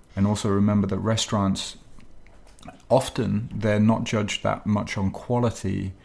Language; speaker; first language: English; native; English